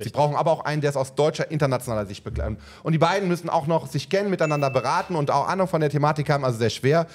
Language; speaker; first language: German; native; German